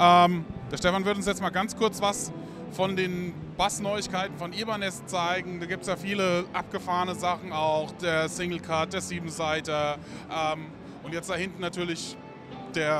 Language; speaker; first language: German; native; German